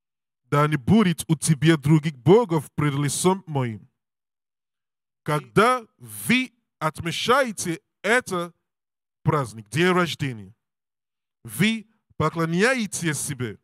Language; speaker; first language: Russian; non-native, learner; English